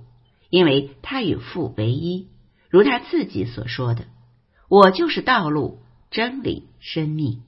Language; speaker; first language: Chinese; native; Chinese